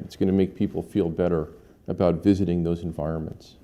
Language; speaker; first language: English; native; English